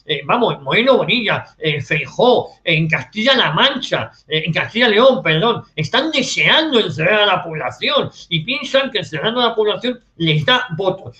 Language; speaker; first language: Spanish; native; Spanish